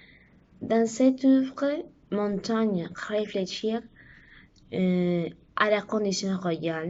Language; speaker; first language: French; non-native, learner; Spanish